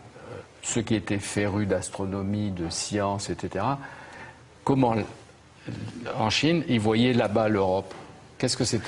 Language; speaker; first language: French; native; French